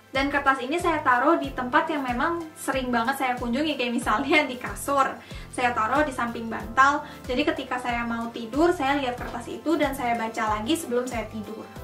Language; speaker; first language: Indonesian; native; Indonesian